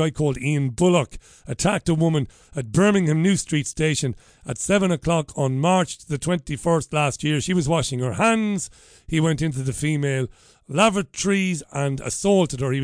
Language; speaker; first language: English; non-native, local second language; Irish